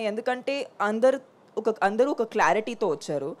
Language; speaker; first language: Telugu; non-native, fluent; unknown